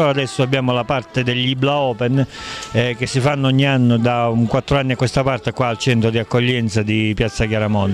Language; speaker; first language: Italian; native; Italian